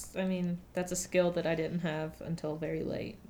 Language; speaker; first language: English; native; English